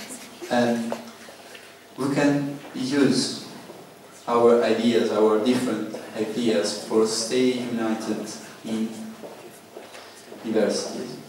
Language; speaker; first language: English; non-native, learner; Italian